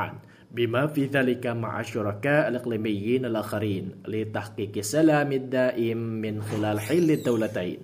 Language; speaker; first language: Arabic; non-native, fluent; Indonesian